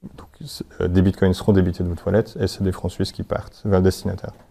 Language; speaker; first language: French; native; French